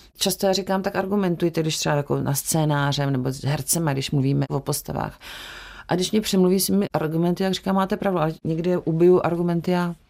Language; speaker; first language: Czech; native; Czech